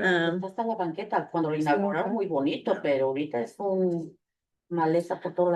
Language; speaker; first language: Spanish; native; Spanish